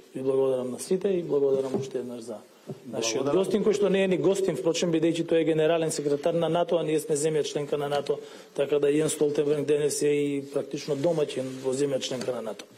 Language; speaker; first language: Macedonian; native; Macedonian